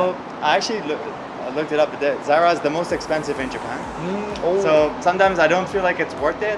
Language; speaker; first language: English; non-native, fluent; Dutch